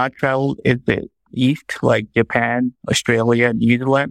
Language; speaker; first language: English; non-native, local second language; Urdu